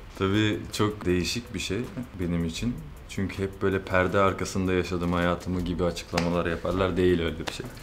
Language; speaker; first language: Turkish; early bilingual, heritage; Turkish